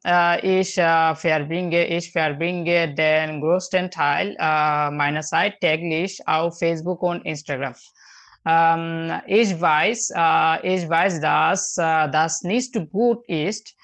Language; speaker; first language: German; non-native, learner; Bangla